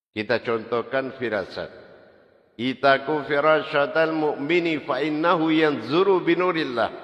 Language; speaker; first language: Malay; non-native, local second language; Javanese